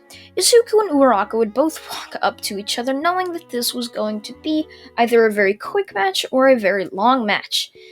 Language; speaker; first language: English; native; English